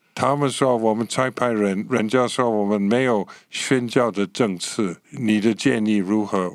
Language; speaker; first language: Chinese; non-native, fluent; English